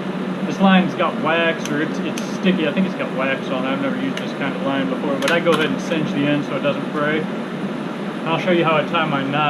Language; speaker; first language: English; native; English